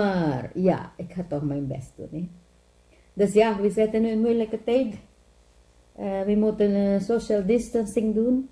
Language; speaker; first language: Dutch; non-native, learner; Filipino